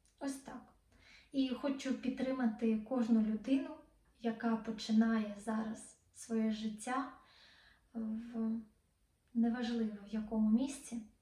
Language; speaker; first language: Ukrainian; non-native, local second language; Russian